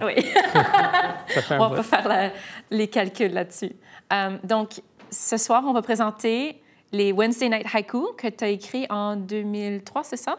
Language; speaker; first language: French; early bilingual, heritage; French